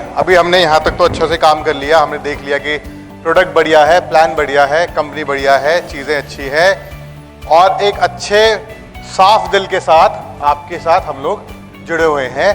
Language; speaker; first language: Hindi; native; Hindi